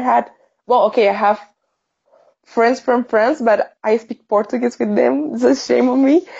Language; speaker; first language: English; non-native, learner; Spanish